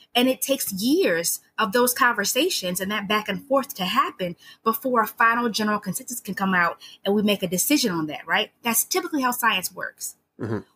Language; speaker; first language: English; native; English